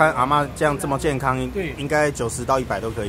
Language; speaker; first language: Chinese; native; Chinese